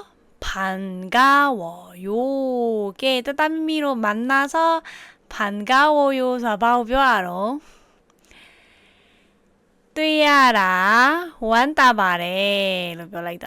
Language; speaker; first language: Burmese; native; Burmese